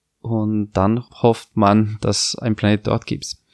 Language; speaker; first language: German; non-native, fluent; Italian